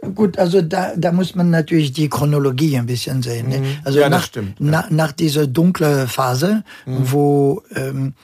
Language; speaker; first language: German; non-native, fluent; French